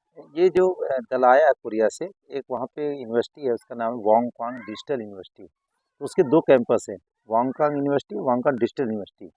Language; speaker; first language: Hindi; native; Hindi